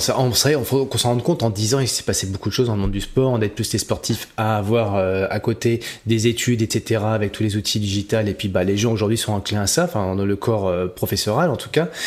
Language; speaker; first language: French; native; French